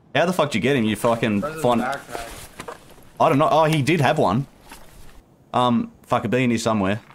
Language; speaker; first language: English; native; English